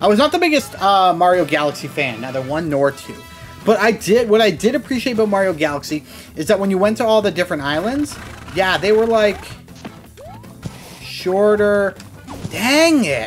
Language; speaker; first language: English; native; English